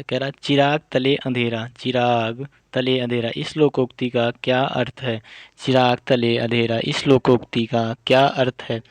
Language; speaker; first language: Hindi; native; Hindi